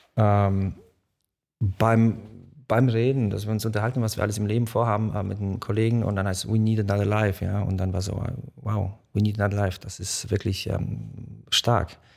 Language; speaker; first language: German; early bilingual, other home language; Polish